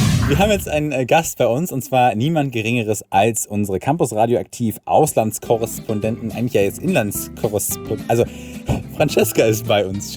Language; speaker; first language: German; native; German